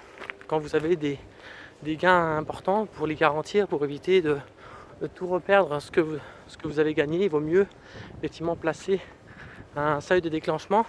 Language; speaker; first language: French; native; French